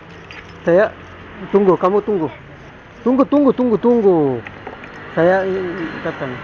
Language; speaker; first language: Indonesian; non-native, learner; Bangla